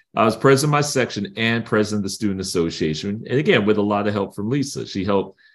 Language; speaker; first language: English; native; English